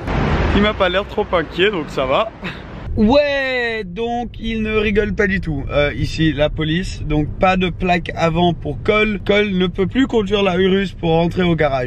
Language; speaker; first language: French; native; French